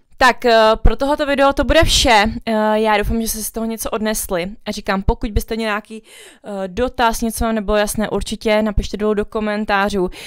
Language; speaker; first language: Czech; early bilingual, other home language; Vietnamese